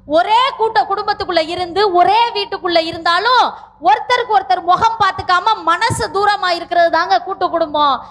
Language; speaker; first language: Tamil; native; Tamil